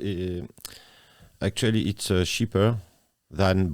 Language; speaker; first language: English; non-native, learner; French